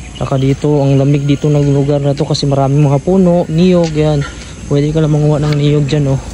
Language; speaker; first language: Filipino; non-native, local second language; Cebuano